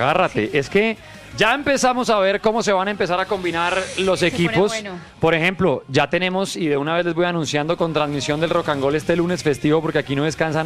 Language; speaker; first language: Spanish; native; Spanish